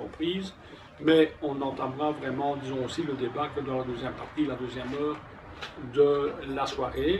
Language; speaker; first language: French; native; French